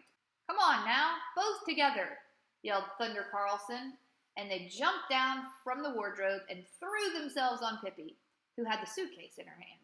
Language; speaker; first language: English; native; English